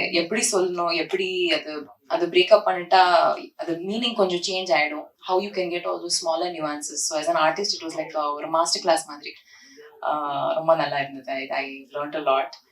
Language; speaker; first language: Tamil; non-native, learner; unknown